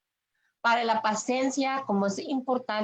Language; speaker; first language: Spanish; non-native, learner; English